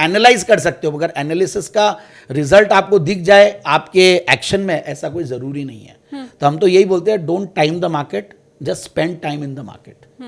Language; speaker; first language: Hindi; native; Hindi